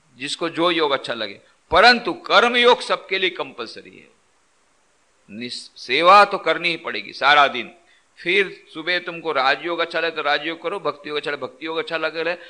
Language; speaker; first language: Hindi; non-native, local second language; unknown